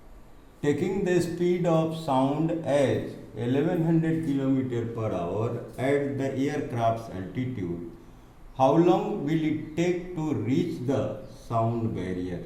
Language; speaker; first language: English; non-native, local second language; Hindi